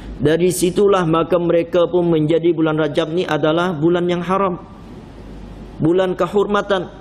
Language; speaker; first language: Malay; non-native, fluent; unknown